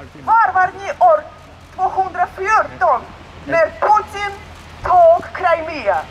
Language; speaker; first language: Swedish; non-native, learner; Russian